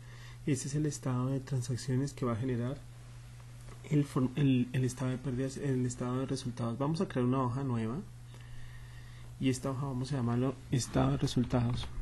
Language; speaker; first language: Spanish; native; Spanish